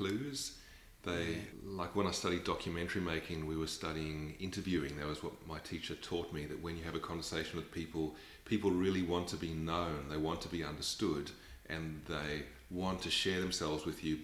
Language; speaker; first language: English; native; English